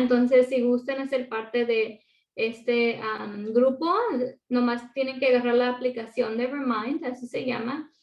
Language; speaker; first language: Spanish; early bilingual, other home language; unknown